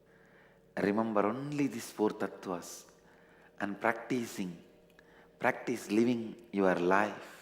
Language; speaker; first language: English; non-native, local second language; Tamil